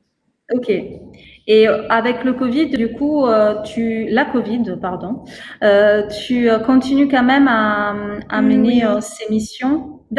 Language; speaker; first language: French; native; French